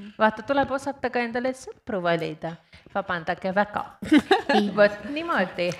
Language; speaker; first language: Estonian; native; Estonian